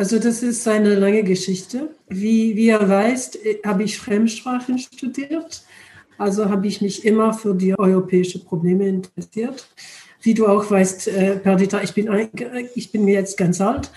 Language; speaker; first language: German; non-native, learner; English